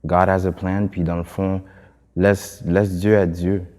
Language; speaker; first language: French; early bilingual, other home language; Haitian Creole